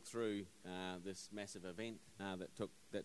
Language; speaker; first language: English; native; English